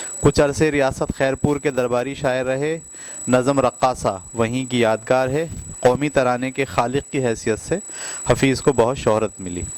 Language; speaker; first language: Urdu; native; Urdu